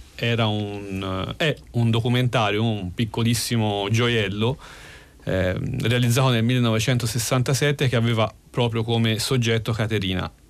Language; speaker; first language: Italian; native; Italian